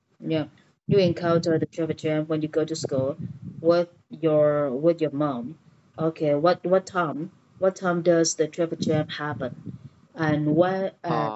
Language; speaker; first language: English; non-native, fluent; Vietnamese